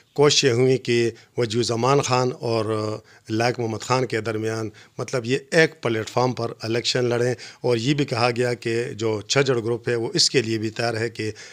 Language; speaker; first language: Urdu; non-native, local second language; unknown